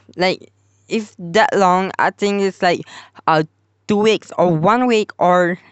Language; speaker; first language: English; non-native, local second language; Malay